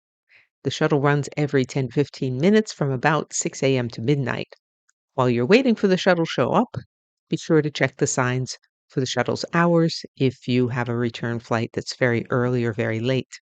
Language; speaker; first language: English; native; English